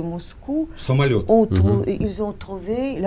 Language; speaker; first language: French; non-native, fluent; Russian